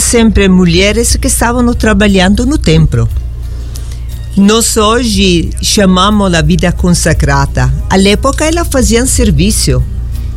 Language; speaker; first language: Portuguese; non-native, learner; Italian